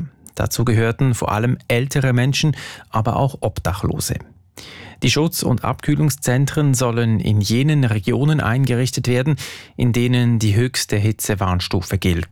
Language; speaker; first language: German; native; German